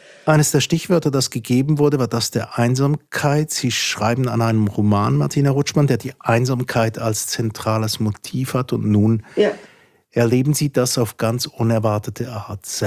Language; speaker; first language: German; native; German